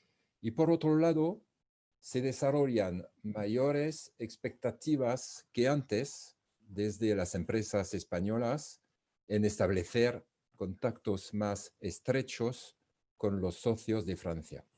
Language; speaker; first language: Spanish; non-native, fluent; French